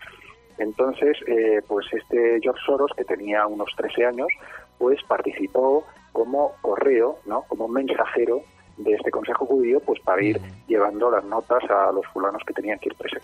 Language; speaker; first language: Spanish; native; Spanish